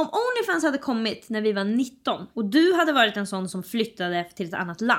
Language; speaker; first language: Swedish; native; Swedish